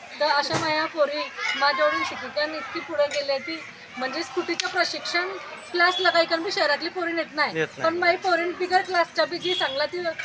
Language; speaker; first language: Marathi; non-native, local second language; Bhili